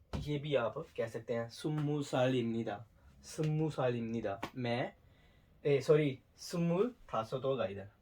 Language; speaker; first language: Urdu; native; Urdu